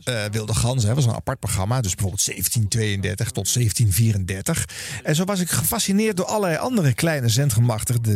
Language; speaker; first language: Dutch; native; Dutch